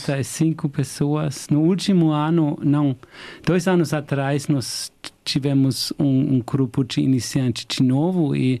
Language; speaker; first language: Portuguese; non-native, fluent; German